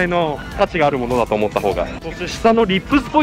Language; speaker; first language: Japanese; native; Japanese